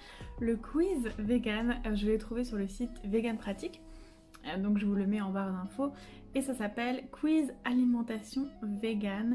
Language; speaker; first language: French; native; French